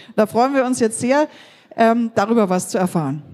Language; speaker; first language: German; native; German